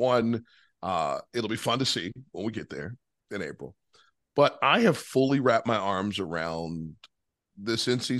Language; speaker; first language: English; native; English